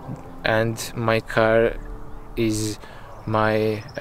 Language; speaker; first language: English; non-native, learner; Turkish